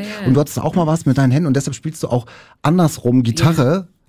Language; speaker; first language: German; native; German